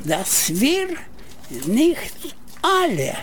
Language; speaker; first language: German; non-native, learner; Russian